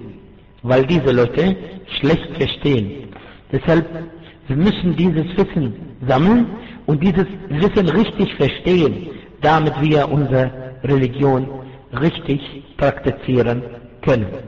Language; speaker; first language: German; non-native, fluent; Arabic